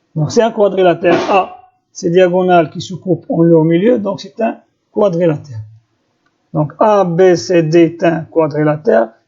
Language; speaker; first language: French; non-native, local second language; Arabic